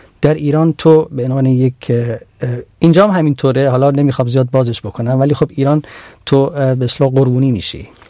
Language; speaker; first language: Persian; non-native, local second language; Central Kurdish